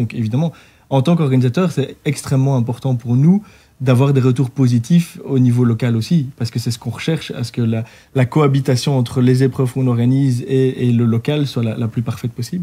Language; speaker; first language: French; native; French